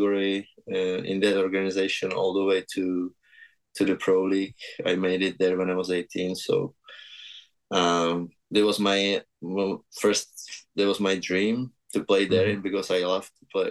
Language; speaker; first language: English; non-native, fluent; Czech